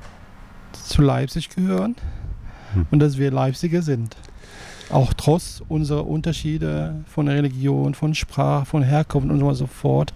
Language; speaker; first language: German; non-native, fluent; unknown